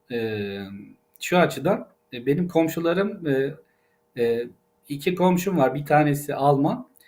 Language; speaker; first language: Turkish; native; Turkish